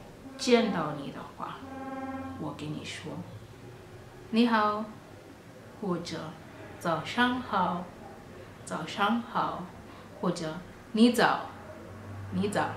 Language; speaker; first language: Chinese; non-native, fluent; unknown